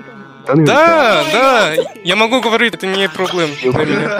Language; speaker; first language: Russian; non-native, learner; English